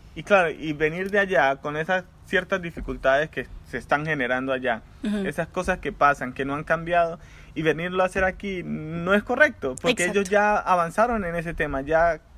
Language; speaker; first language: Spanish; native; Spanish